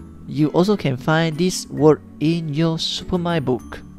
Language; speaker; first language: English; non-native, local second language; Chinese